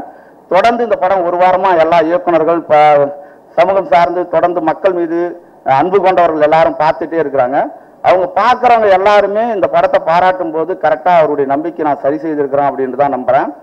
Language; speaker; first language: Tamil; native; Tamil